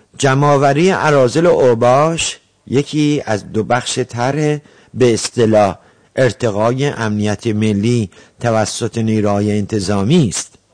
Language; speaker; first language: Persian; native; Persian